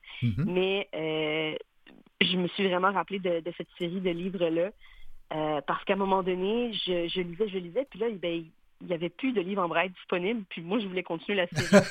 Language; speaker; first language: French; native; French